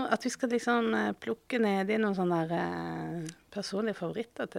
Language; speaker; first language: Norwegian; native; Norwegian